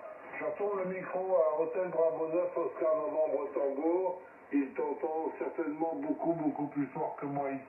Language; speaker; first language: French; native; French